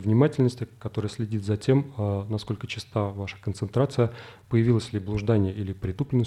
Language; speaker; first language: Russian; native; Russian